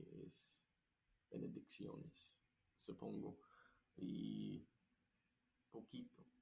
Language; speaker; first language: Spanish; non-native, learner; English